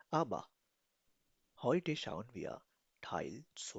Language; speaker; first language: German; non-native, fluent; Urdu